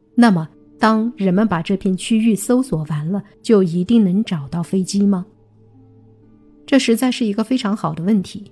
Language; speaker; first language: Chinese; native; Chinese